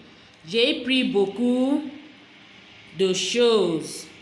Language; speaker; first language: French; non-native, fluent; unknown